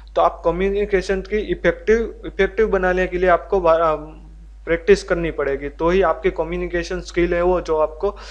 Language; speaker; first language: Hindi; non-native, local second language; Gujarati